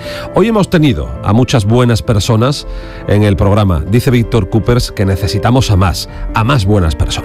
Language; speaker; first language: Spanish; native; Spanish